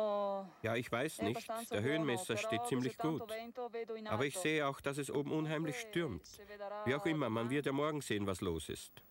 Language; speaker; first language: German; native; German